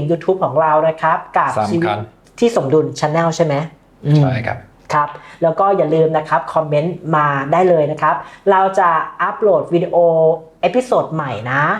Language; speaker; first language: Thai; native; Thai